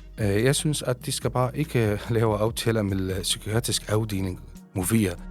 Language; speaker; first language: Danish; non-native, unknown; Arabic